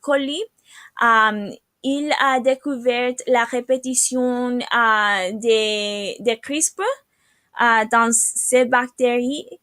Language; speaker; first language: French; non-native, learner; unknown